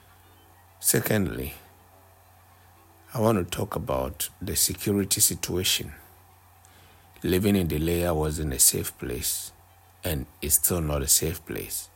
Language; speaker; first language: English; non-native, fluent; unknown